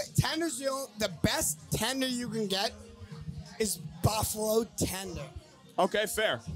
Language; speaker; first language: English; native; English